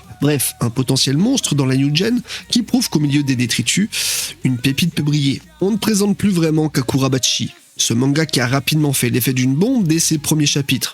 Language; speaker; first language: French; native; French